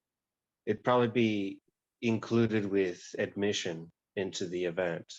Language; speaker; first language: English; native; English